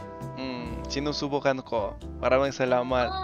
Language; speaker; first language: Filipino; non-native, fluent; English